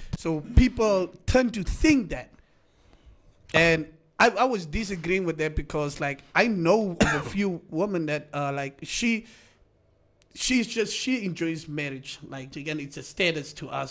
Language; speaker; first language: English; non-native, local second language; Afrikaans